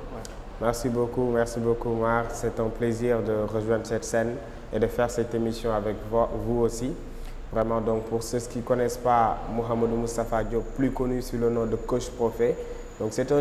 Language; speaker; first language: French; non-native, local second language; Wolof